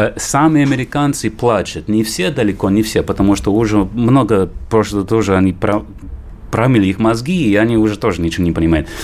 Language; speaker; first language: Russian; non-native, fluent; English